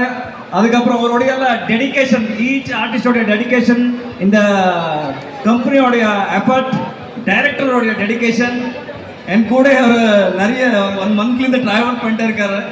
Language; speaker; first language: Tamil; non-native, learner; Kannada